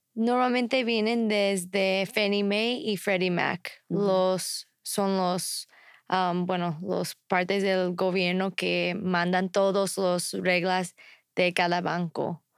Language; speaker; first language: Spanish; non-native, fluent; English